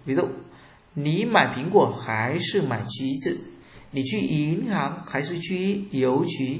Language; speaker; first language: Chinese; non-native, fluent; Vietnamese